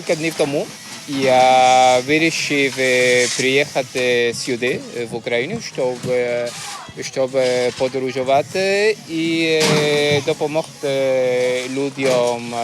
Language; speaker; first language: Ukrainian; non-native, learner; Spanish